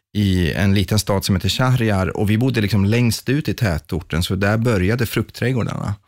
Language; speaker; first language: Swedish; early bilingual, other home language; Persian